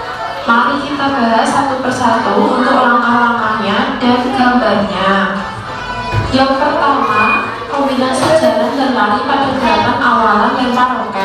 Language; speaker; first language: Indonesian; native; Indonesian